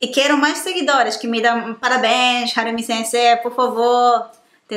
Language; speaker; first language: Portuguese; non-native, fluent; Japanese